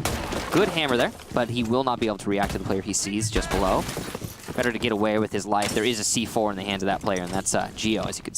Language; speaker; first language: English; native; English